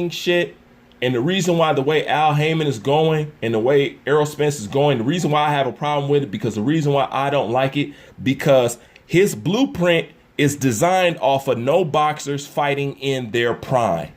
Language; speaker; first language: English; native; English